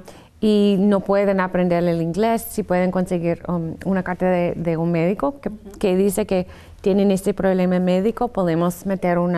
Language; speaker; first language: Spanish; non-native, fluent; English